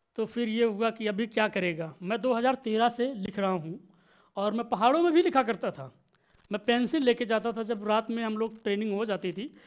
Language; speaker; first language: Hindi; native; Hindi